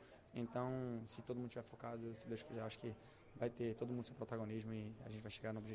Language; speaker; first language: Portuguese; native; Portuguese